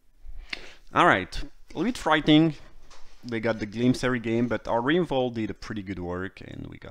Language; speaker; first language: English; non-native, fluent; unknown